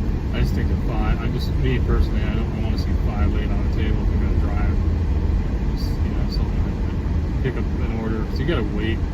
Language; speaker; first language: English; native; English